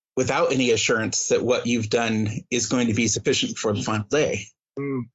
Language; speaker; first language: English; native; English